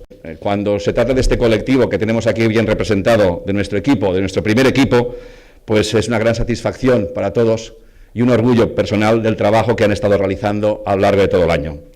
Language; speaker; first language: Spanish; native; Spanish